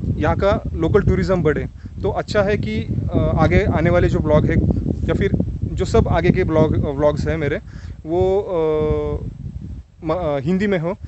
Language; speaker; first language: Hindi; non-native, local second language; Marathi